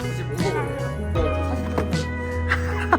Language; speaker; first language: Korean; native; Korean